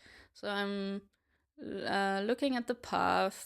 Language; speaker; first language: English; non-native, fluent; German